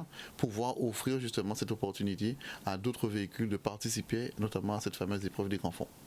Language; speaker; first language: French; native; French